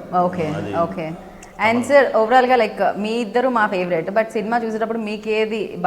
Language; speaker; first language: Telugu; native; Telugu